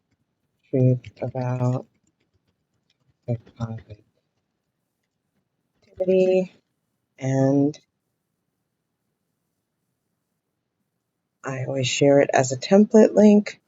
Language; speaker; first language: English; native; English